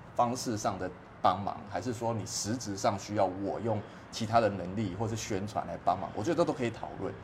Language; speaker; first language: Chinese; native; Chinese